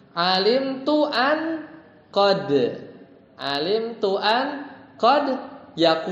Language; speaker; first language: Arabic; non-native, fluent; Indonesian